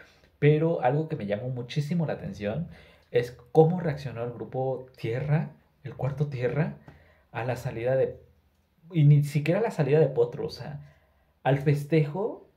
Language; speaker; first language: Spanish; native; Spanish